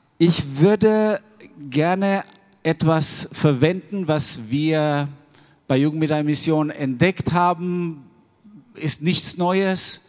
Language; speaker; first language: German; non-native, fluent; Albanian